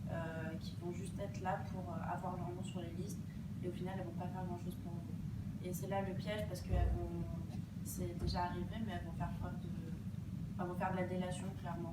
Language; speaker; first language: French; native; French